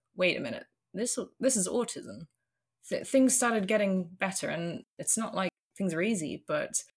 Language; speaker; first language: English; native; English